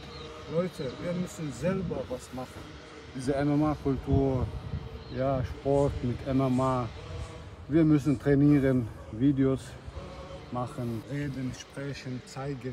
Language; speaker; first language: German; non-native, learner; Chechen